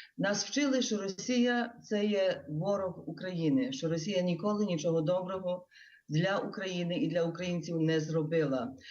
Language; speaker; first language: Ukrainian; early bilingual, heritage; Ukrainian